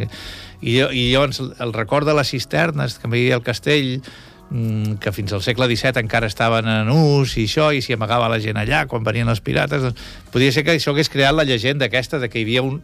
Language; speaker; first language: Catalan; native; Catalan